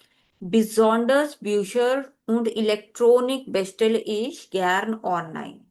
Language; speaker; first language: German; non-native, fluent; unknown